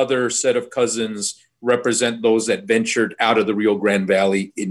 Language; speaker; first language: English; native; English